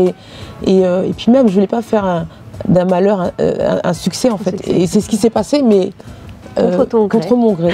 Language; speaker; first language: French; native; French